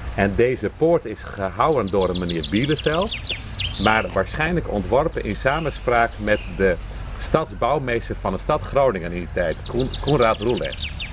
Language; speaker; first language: Dutch; native; Dutch